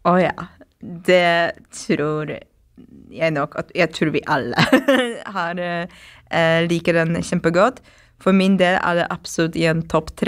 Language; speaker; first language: Norwegian; non-native, fluent; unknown